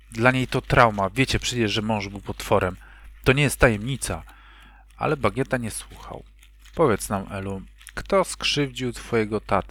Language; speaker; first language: Polish; native; Polish